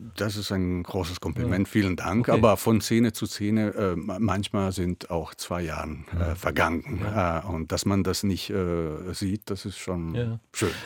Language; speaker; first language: German; non-native, fluent; Italian